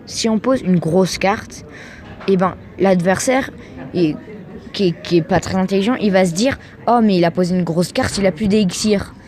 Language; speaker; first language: French; native; French